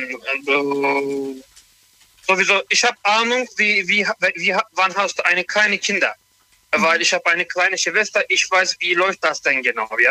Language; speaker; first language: German; non-native, learner; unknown